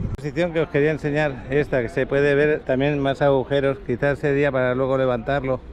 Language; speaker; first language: Spanish; native; Spanish